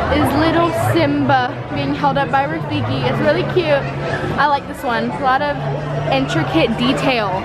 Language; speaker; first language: English; native; English